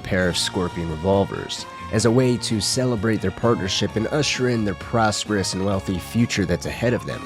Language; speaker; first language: English; native; English